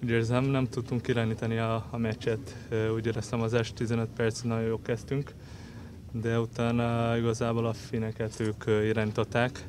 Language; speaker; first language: Hungarian; non-native, fluent; Portuguese